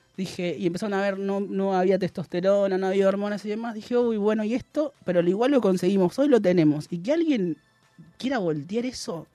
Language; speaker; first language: Spanish; native; Spanish